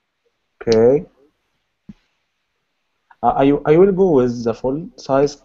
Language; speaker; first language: English; non-native, learner; Arabic